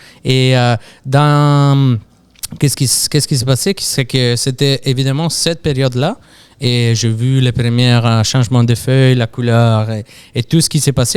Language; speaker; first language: French; non-native, fluent; Italian